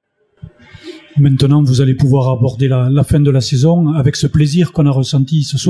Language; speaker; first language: French; native; French